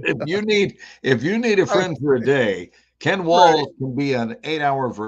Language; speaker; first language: English; native; English